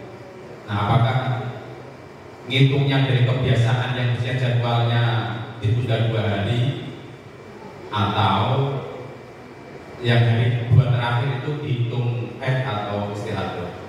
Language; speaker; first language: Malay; non-native, local second language; Javanese